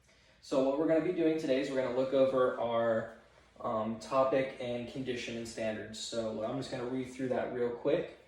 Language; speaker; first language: English; native; English